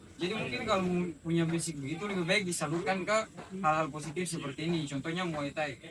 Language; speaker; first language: Indonesian; native; Indonesian